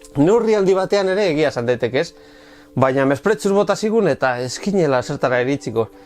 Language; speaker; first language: Basque; non-native, local second language; Spanish